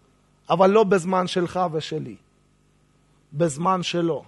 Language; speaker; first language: Hebrew; non-native, fluent; Russian